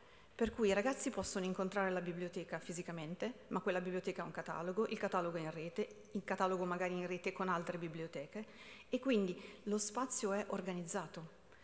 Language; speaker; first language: Italian; native; Italian